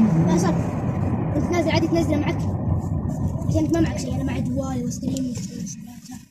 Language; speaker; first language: Arabic; native; Arabic